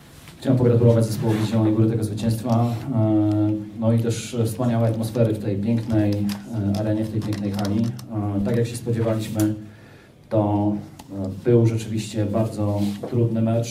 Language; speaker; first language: Polish; native; Polish